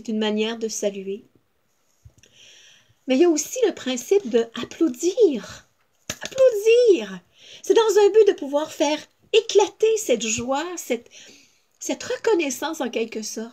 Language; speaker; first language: French; native; French